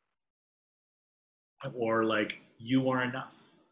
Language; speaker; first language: English; native; English